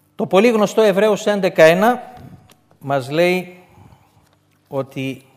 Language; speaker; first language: Greek; native; Greek